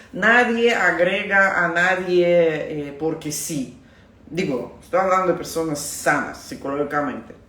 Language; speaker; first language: Spanish; non-native, fluent; Russian